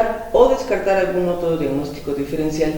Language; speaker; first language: Spanish; native; Spanish